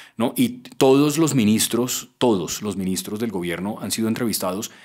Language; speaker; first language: Spanish; native; Spanish